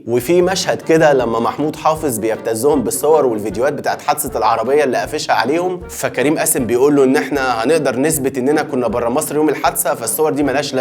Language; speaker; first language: Arabic; native; Arabic